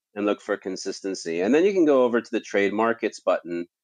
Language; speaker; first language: English; native; English